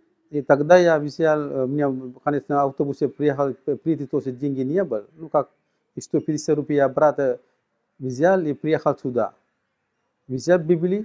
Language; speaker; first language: Russian; non-native, learner; Sinhala